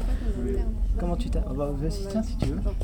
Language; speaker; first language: French; native; French